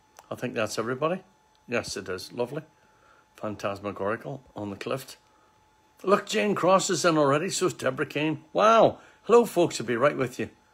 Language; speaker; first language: English; native; English